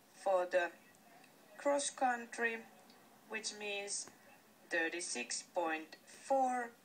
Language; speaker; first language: English; non-native, fluent; Finnish